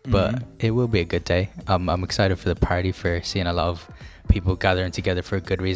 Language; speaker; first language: English; native; English